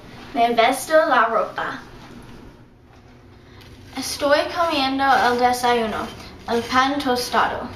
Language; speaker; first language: Spanish; non-native, learner; English